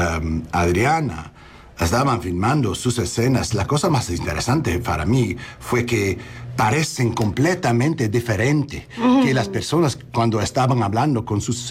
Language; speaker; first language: Spanish; non-native, learner; English